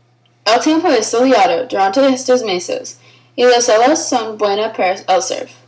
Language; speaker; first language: Spanish; non-native, learner; English